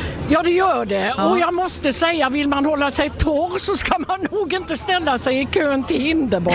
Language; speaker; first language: Swedish; native; Swedish